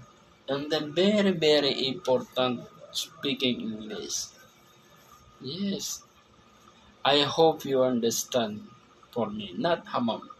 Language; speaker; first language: English; non-native, learner; Filipino